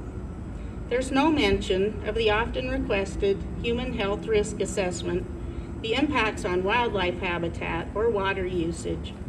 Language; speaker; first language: English; native; English